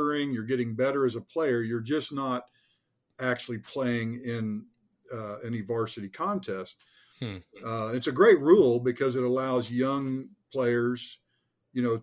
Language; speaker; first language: English; native; English